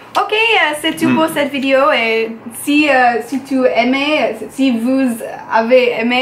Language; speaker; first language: French; non-native, learner; English